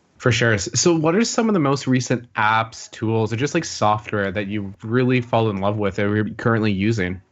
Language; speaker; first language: English; native; English